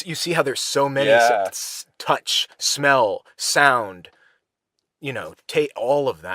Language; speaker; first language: English; native; English